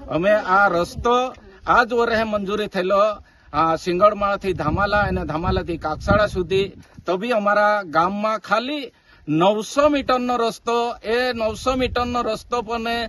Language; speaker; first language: Gujarati; non-native, local second language; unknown